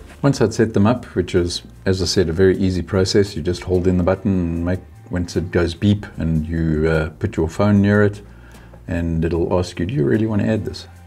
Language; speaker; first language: English; native; English